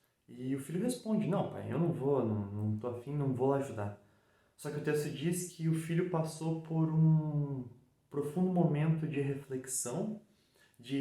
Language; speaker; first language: Portuguese; native; Portuguese